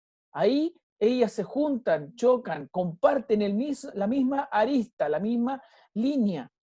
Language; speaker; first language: Spanish; native; Spanish